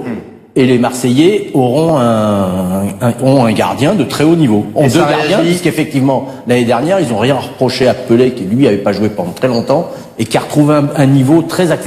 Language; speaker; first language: French; native; French